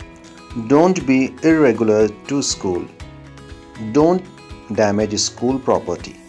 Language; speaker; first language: English; non-native, local second language; Urdu